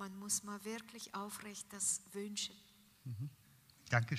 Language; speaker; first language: German; non-native, learner; Russian